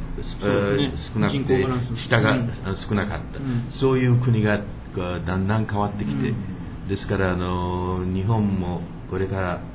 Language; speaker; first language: Japanese; early bilingual, heritage; English